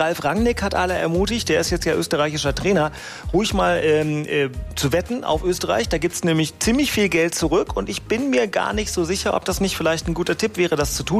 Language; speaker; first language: German; native; German